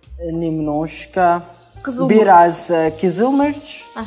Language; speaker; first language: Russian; non-native, learner; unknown